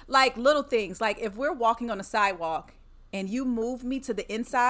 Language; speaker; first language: English; native; English